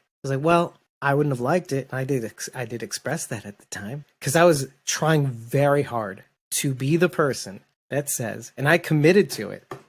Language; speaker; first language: English; native; English